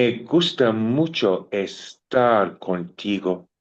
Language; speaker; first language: Spanish; non-native, learner; English